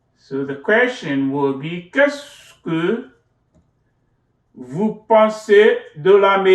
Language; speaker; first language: French; non-native, fluent; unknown